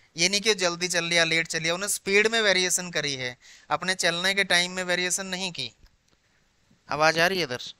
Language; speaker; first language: Hindi; non-native, local second language; Punjabi